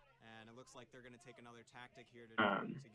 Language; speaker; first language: English; native; English